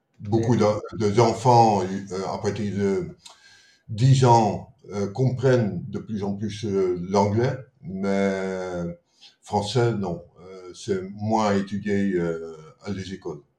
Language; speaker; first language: French; non-native, fluent; Dutch